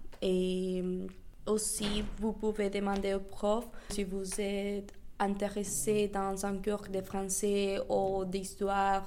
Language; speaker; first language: French; non-native, fluent; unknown